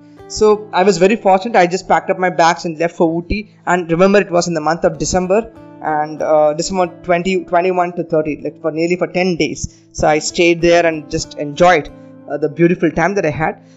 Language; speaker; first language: English; non-native, local second language; Tamil